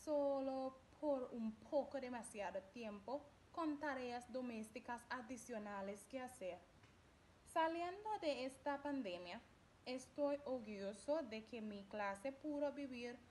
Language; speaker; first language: Spanish; non-native, learner; English